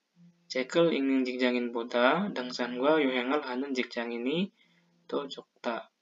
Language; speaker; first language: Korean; non-native, fluent; Indonesian